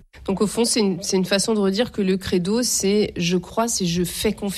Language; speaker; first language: French; native; French